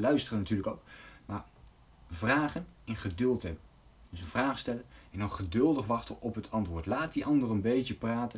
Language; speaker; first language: Dutch; native; Dutch